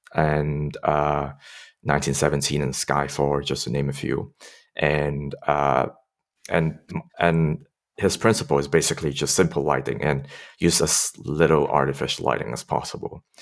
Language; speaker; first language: English; non-native, local second language; Cantonese